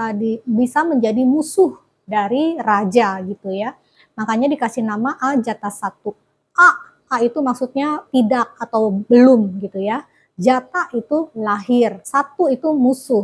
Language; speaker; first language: Indonesian; native; Indonesian